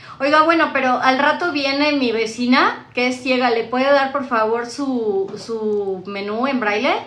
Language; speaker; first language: Spanish; native; Spanish